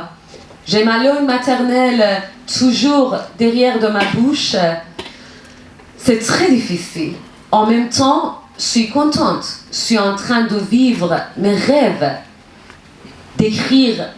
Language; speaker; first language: French; non-native, learner; Persian